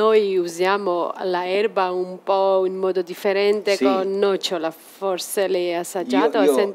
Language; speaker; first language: Italian; non-native, fluent; Georgian